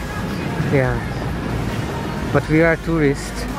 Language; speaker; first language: English; non-native, local second language; Hindi